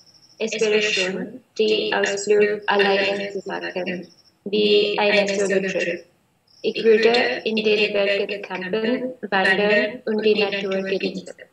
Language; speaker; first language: German; non-native, learner; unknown